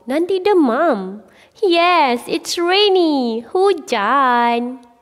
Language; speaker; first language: English; non-native, local second language; Malay